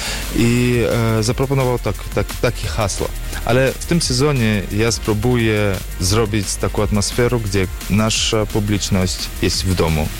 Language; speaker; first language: Polish; non-native, learner; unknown